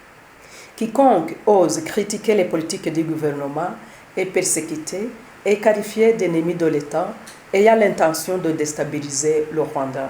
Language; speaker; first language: French; non-native, local second language; Kinyarwanda